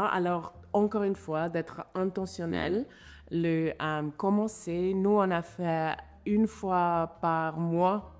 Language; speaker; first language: French; non-native, fluent; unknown